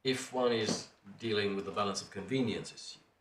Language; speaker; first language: English; native; English